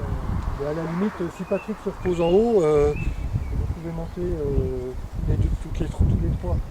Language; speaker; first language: French; native; French